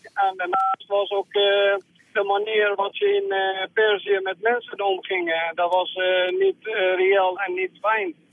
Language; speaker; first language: Dutch; non-native, fluent; Persian